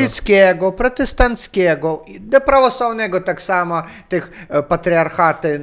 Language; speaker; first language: Polish; non-native, learner; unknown